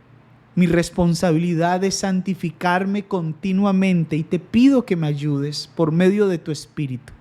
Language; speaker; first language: Spanish; native; Spanish